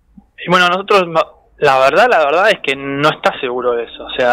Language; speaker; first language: Spanish; native; Spanish